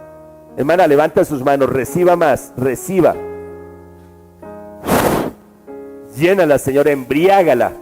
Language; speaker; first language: Spanish; native; Spanish